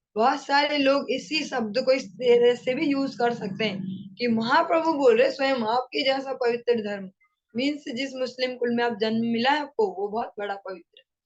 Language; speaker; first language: Hindi; non-native, local second language; Bangla